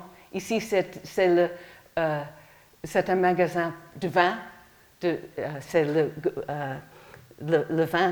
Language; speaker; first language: French; non-native, learner; English